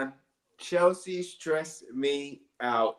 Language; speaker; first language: English; native; English